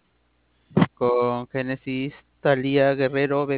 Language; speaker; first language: Spanish; native; Spanish